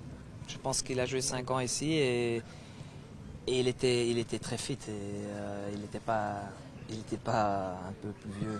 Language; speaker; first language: French; non-native, fluent; Dutch